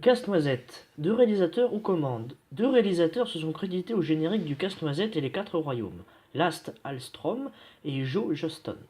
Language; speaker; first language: French; native; French